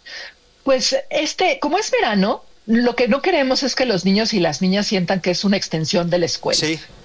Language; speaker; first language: Spanish; native; Spanish